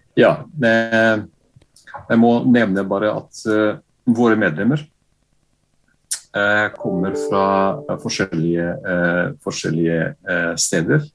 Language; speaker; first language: Norwegian; non-native, fluent; Bosnian